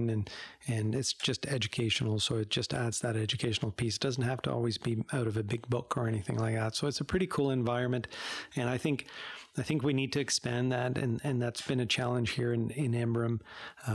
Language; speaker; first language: English; native; English